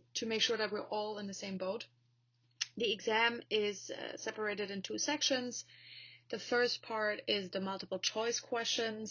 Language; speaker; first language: English; non-native, fluent; German